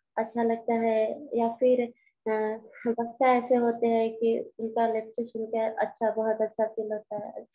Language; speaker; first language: Hindi; native; Hindi